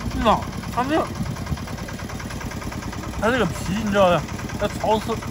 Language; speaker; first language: Chinese; native; Chinese